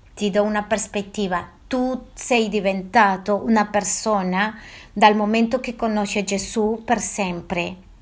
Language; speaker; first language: Italian; non-native, fluent; Spanish